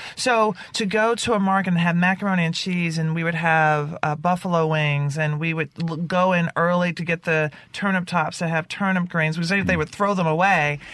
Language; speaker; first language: English; native; English